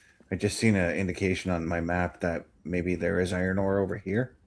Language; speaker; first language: English; native; English